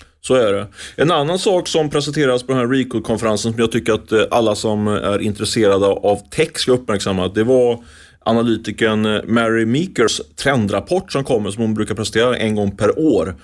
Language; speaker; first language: Swedish; native; Swedish